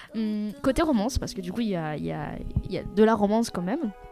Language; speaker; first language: French; native; French